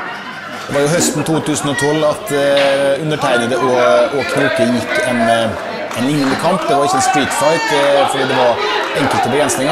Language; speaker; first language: Norwegian; native; Norwegian